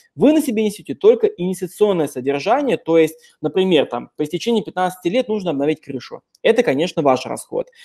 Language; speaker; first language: Russian; native; Russian